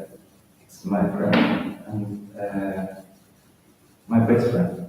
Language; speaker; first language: English; non-native, learner; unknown